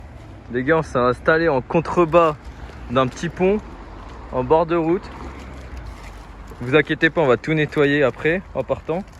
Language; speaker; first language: French; native; French